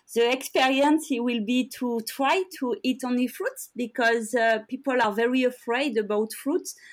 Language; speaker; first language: English; non-native, learner; French